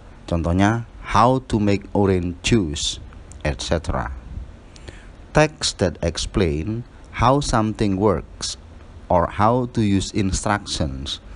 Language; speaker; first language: English; non-native, fluent; Indonesian